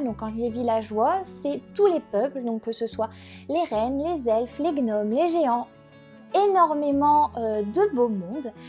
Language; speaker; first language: French; native; French